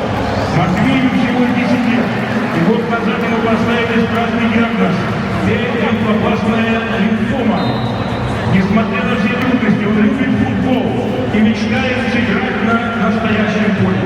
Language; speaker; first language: Russian; native; Russian